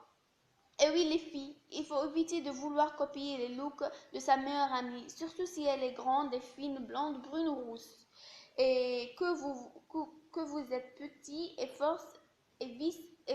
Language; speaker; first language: French; non-native, local second language; Arabic